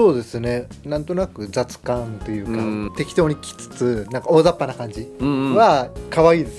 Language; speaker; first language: Japanese; native; Japanese